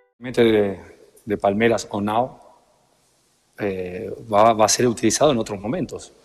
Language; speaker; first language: Portuguese; non-native, learner; Spanish